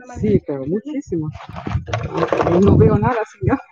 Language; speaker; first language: Spanish; non-native, learner; German